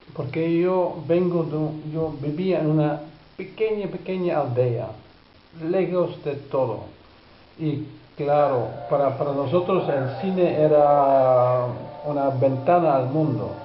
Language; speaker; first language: Spanish; non-native, fluent; Dutch